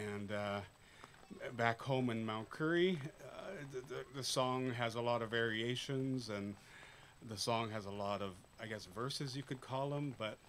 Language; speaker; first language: English; native; English